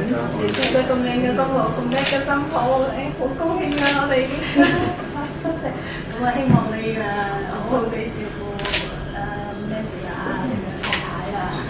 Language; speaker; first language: Cantonese; native; Cantonese